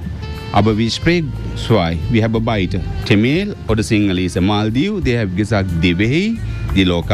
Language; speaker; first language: German; non-native, learner; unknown